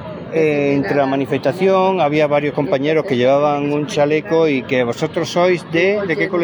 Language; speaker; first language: Spanish; native; Spanish